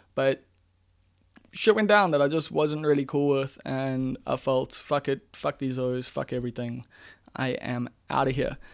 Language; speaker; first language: English; native; English